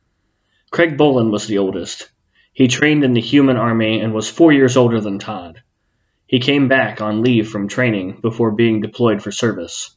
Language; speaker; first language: English; native; English